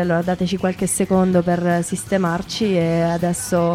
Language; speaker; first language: Italian; native; Italian